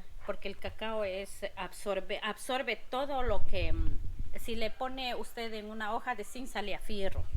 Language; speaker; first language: Spanish; native; Spanish